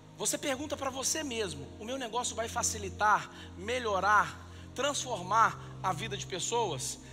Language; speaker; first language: Portuguese; native; Portuguese